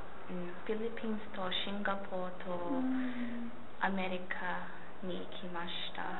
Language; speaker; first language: Japanese; non-native, learner; English